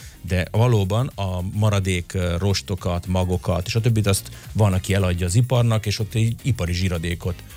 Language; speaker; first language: Hungarian; early bilingual, other home language; Italian